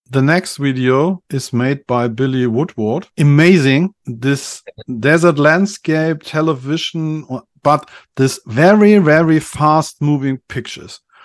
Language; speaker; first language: English; non-native, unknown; German